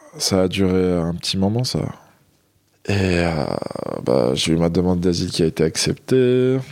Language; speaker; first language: French; non-native, local second language; Arabic